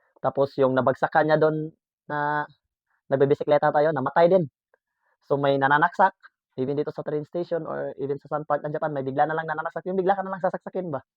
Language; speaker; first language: Filipino; native; Filipino